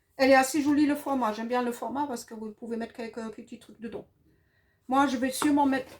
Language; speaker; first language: French; non-native, fluent; German